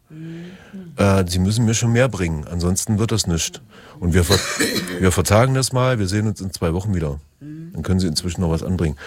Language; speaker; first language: German; native; German